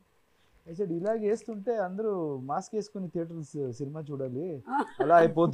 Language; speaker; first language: Telugu; non-native, fluent; Kannada